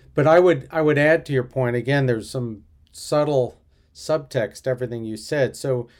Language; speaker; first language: English; native; English